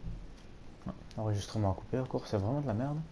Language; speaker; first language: French; native; French